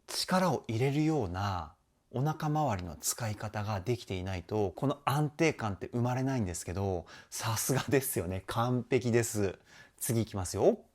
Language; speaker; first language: Japanese; native; Japanese